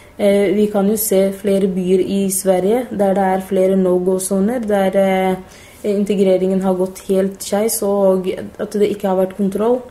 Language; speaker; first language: Norwegian; early bilingual, other home language; Somali